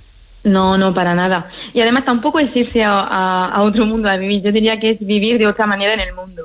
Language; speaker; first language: Spanish; early bilingual, heritage; French